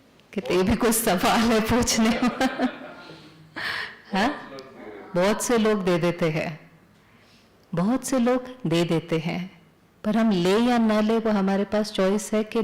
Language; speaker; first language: Hindi; native; Hindi